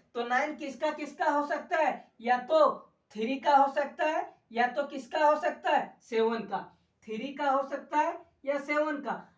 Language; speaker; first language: Hindi; native; Hindi